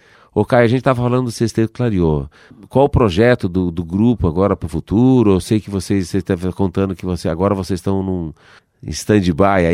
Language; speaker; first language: Portuguese; native; Portuguese